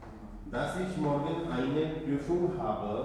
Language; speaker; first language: German; non-native, fluent; Hindi